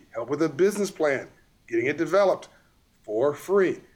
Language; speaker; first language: English; native; English